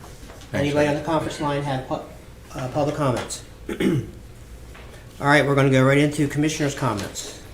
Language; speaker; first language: English; native; English